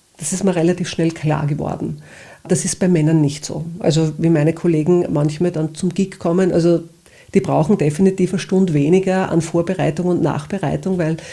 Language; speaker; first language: German; native; German